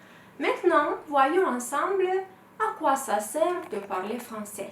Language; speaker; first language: French; non-native, fluent; Romanian